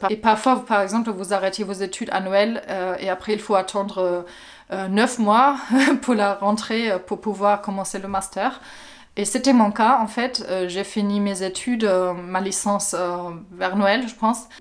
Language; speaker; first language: French; non-native, fluent; German